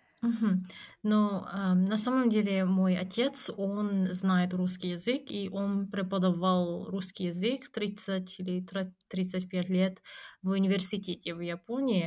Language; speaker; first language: Russian; non-native, fluent; Japanese